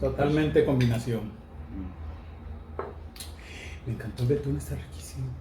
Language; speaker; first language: Spanish; native; Spanish